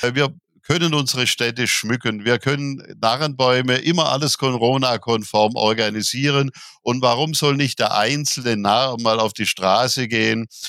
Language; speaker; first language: German; native; German